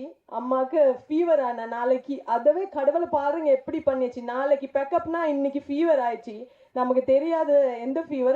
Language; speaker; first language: Tamil; non-native, fluent; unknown